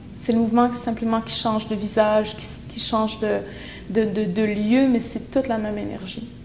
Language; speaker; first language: French; non-native, local second language; Innu-aimun